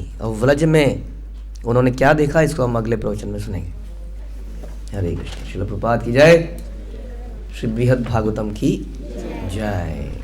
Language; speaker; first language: Hindi; native; Hindi